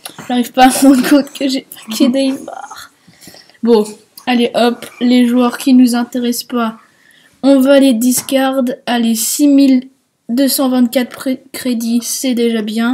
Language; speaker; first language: French; native; French